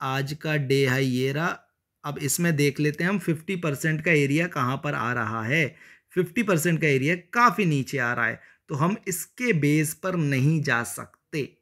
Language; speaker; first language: Hindi; native; Hindi